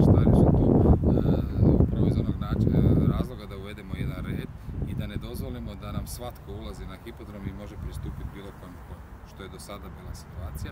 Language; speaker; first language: Croatian; native; Croatian